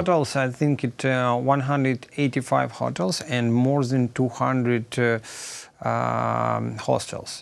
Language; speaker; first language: English; non-native, learner; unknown